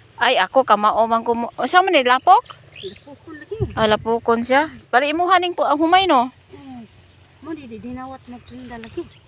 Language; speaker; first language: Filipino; non-native, local second language; Cebuano